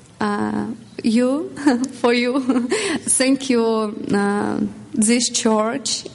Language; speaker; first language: English; non-native, learner; Russian